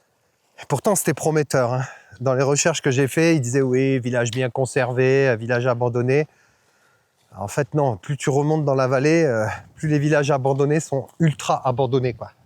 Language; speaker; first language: French; native; French